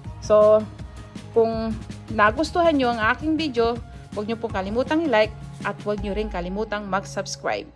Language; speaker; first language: Filipino; non-native, local second language; Pampanga